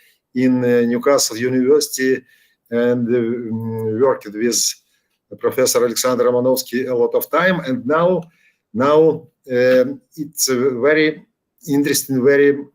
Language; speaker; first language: English; non-native, learner; Ukrainian